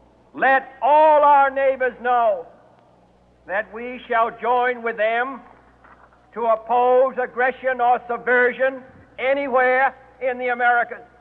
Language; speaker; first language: English; native; English